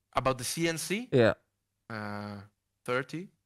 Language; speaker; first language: English; non-native, fluent; Italian